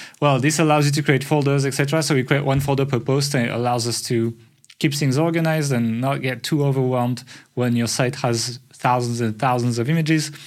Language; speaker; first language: English; non-native, fluent; French